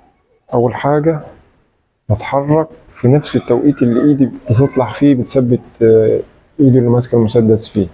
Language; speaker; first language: Arabic; native; Arabic